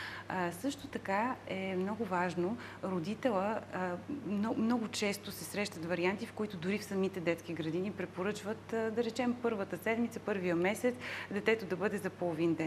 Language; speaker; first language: Bulgarian; native; Bulgarian